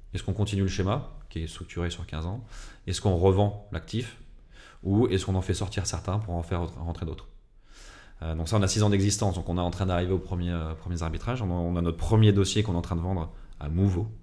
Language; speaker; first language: French; native; French